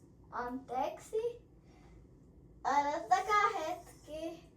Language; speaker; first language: Finnish; early bilingual, other home language; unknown